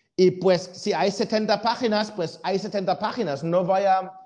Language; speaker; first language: Spanish; non-native, fluent; German